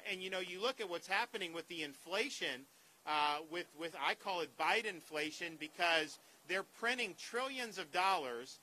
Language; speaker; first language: English; native; English